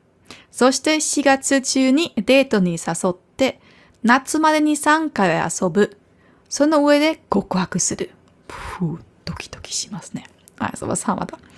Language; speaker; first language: Japanese; non-native, fluent; German